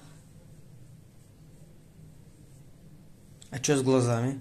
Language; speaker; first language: Russian; native; Russian